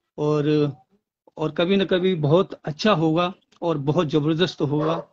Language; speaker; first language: Hindi; native; Hindi